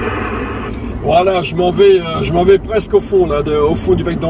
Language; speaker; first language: French; native; French